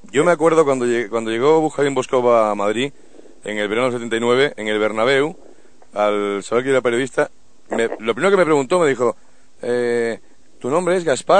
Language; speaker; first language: Spanish; native; Spanish